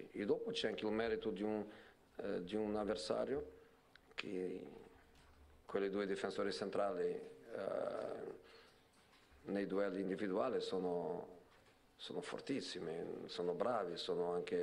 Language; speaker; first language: Italian; non-native, fluent; Portuguese